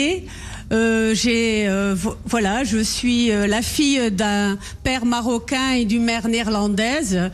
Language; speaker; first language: French; non-native, local second language; Dutch